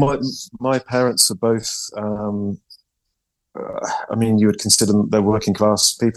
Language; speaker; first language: English; native; English